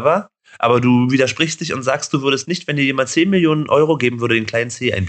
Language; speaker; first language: German; native; German